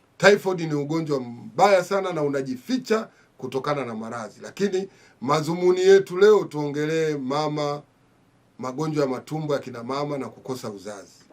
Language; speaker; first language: Swahili; native; Swahili